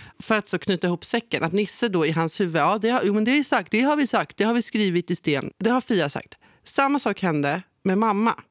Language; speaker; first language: Swedish; native; Swedish